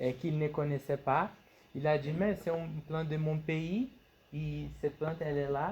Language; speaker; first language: French; non-native, fluent; Portuguese